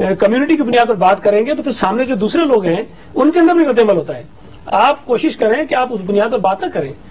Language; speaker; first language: Urdu; native; Urdu